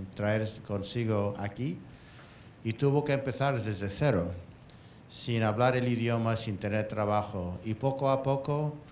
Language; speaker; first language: Spanish; early bilingual, heritage; Spanish